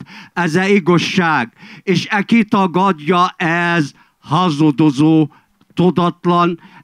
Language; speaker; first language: Hungarian; non-native, fluent; Arabic